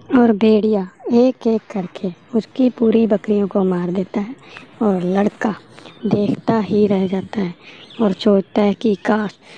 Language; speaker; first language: Hindi; native; Hindi